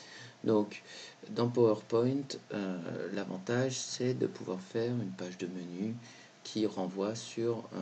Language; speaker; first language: French; native; French